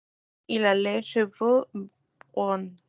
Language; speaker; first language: French; non-native, learner; Spanish